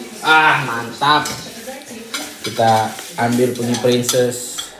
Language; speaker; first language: Indonesian; native; Indonesian